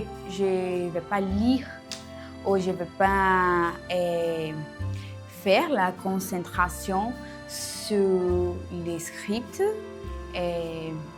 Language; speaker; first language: French; non-native, learner; Portuguese